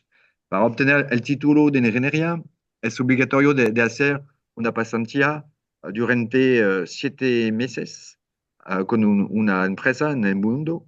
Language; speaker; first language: Spanish; non-native, learner; French